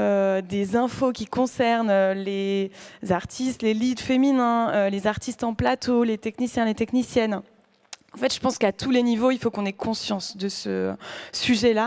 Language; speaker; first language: French; native; French